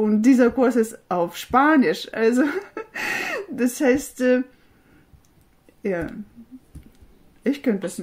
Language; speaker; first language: German; non-native, fluent; Russian